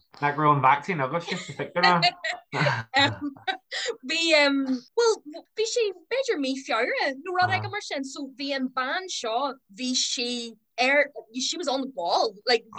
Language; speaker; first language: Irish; non-native, local second language; English